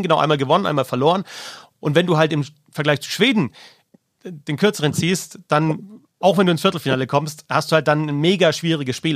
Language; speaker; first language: German; native; German